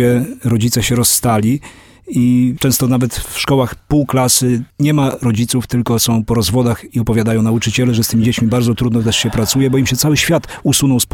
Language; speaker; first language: Polish; native; Polish